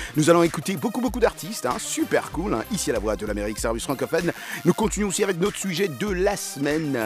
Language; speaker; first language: French; non-native, local second language; Lingala